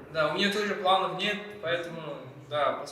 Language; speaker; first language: Russian; non-native, learner; Malay